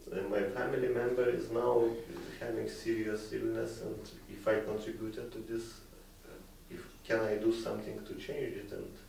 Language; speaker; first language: English; non-native, fluent; Lithuanian